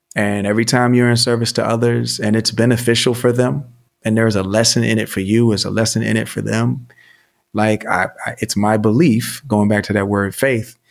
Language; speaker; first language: English; native; English